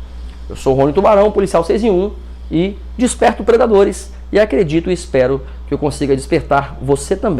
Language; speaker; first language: Portuguese; native; Portuguese